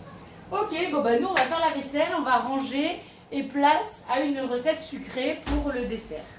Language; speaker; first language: French; native; French